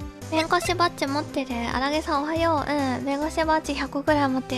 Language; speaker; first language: Japanese; native; Japanese